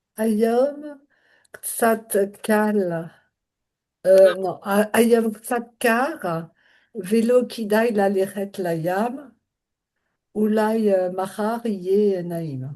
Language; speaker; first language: Hebrew; non-native, learner; French